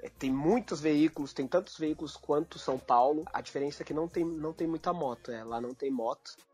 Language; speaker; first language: Portuguese; native; Portuguese